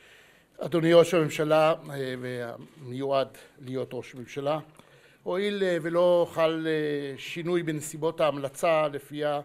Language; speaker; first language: Hebrew; native; Hebrew